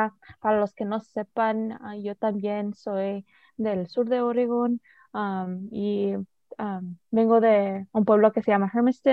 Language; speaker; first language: Spanish; early bilingual, heritage; Spanish